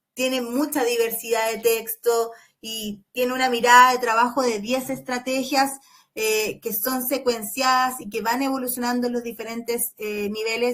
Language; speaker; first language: Spanish; native; Spanish